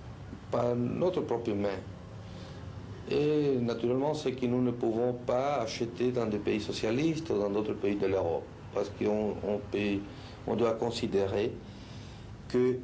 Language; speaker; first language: French; non-native, fluent; Spanish